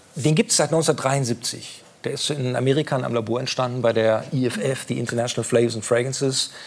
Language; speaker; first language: German; native; German